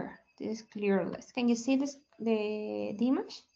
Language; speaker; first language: English; non-native, learner; Spanish